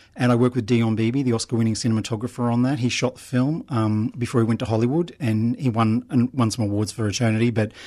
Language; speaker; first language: English; native; English